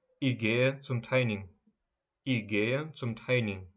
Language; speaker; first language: German; non-native, fluent; Ukrainian